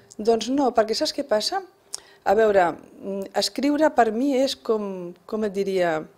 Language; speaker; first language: Catalan; non-native, local second language; Spanish